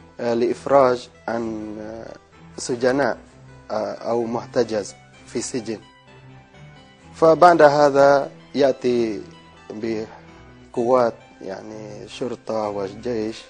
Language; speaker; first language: Arabic; non-native, learner; Malay